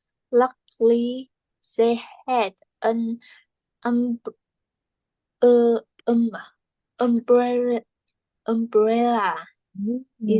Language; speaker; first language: English; non-native, learner; Vietnamese